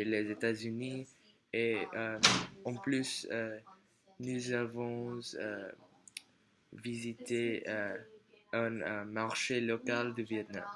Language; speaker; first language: French; non-native, learner; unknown